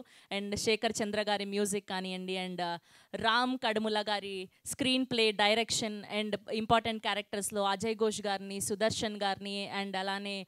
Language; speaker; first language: Telugu; native; Telugu